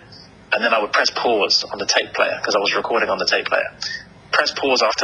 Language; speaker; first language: English; native; English